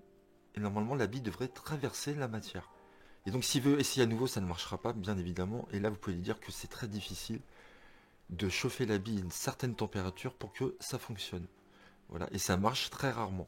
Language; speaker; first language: French; native; French